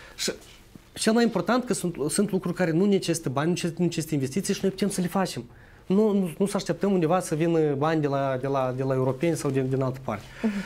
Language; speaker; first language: Romanian; native; Romanian